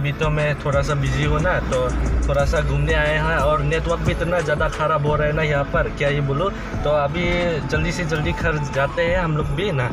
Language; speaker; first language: Hindi; non-native, learner; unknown